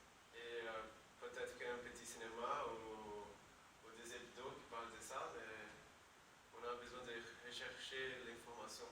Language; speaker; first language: French; non-native, learner; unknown